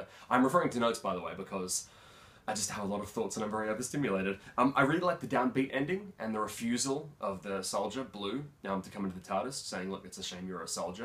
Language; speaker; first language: English; native; English